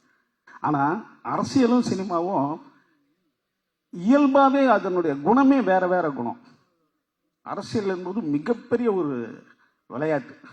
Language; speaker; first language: Tamil; native; Tamil